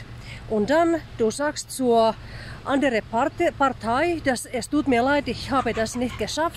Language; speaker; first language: German; non-native, learner; Finnish